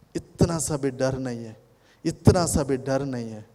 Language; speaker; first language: Hindi; non-native, local second language; Telugu